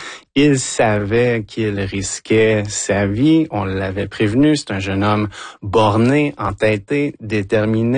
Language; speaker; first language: French; native; French